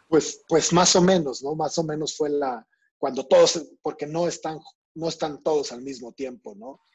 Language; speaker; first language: Spanish; native; Spanish